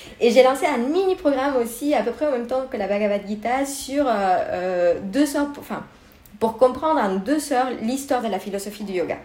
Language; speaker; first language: French; non-native, fluent; Spanish